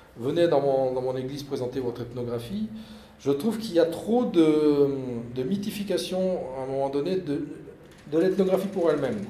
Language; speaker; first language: French; native; French